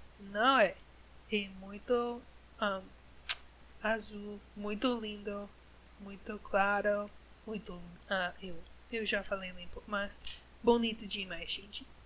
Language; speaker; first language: Portuguese; non-native, learner; English